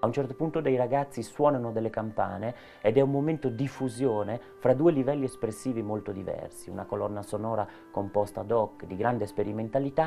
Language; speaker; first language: Italian; native; Italian